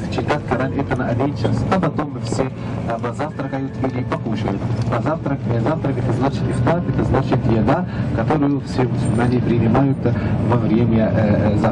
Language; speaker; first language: Russian; non-native, fluent; Arabic